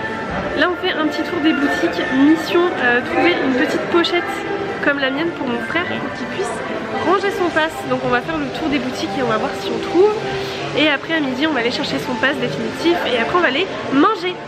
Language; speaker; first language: French; native; French